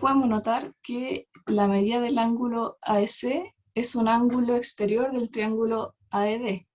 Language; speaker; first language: Spanish; native; Spanish